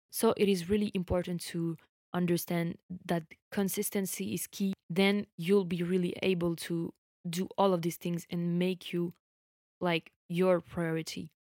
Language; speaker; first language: English; non-native, fluent; French